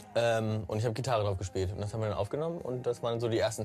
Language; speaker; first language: German; native; German